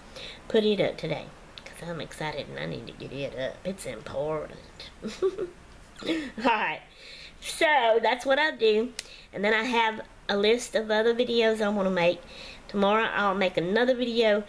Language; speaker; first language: English; native; English